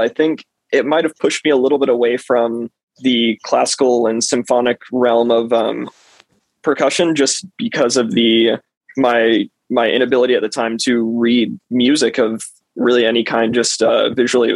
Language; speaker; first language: English; native; English